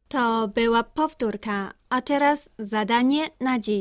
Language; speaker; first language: Polish; non-native, fluent; Chinese